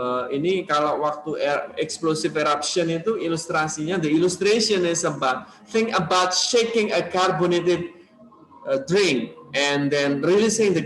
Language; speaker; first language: English; non-native, learner; Indonesian